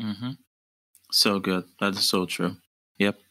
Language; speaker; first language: English; non-native, local second language; Yoruba